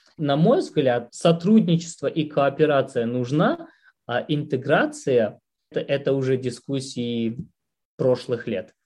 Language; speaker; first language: Russian; non-native, local second language; Tajik